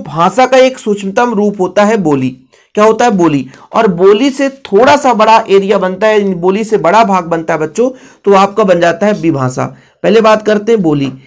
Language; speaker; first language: Hindi; native; Hindi